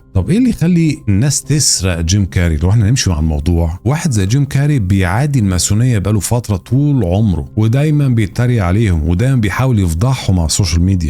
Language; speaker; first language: Arabic; native; Arabic